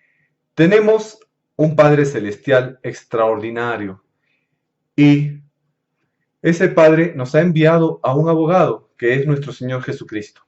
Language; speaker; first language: Spanish; native; Spanish